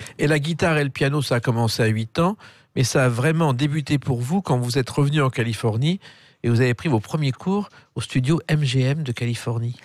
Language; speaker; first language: French; native; French